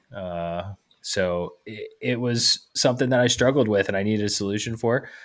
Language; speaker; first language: English; native; English